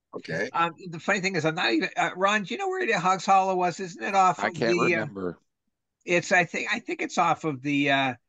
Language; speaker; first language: English; native; English